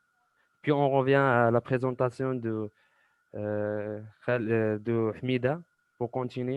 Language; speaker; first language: French; non-native, local second language; Arabic